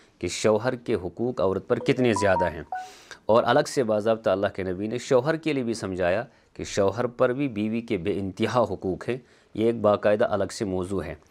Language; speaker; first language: Urdu; native; Urdu